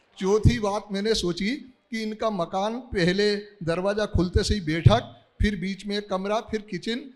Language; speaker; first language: Hindi; native; Hindi